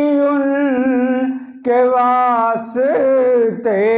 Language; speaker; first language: Urdu; native; Urdu